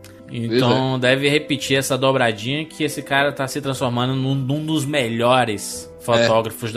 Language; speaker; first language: Portuguese; native; Portuguese